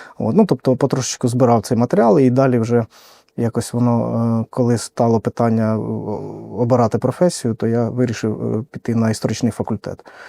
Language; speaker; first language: Ukrainian; native; Ukrainian